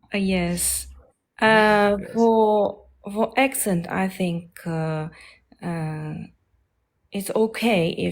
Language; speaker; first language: English; non-native, learner; Chinese